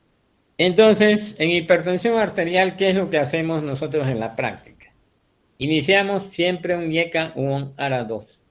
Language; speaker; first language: Spanish; native; Spanish